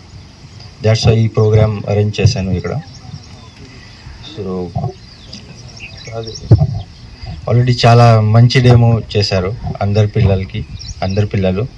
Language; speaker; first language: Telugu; non-native, local second language; Hindi